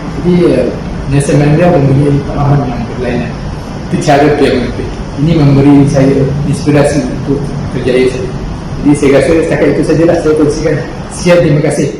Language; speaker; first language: Malay; native; Malay